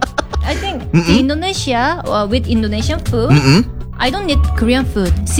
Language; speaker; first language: English; non-native, learner; Korean